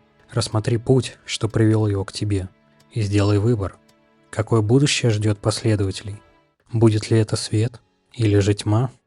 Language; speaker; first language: Russian; native; Russian